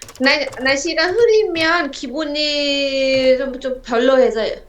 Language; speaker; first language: Korean; non-native, learner; Vietnamese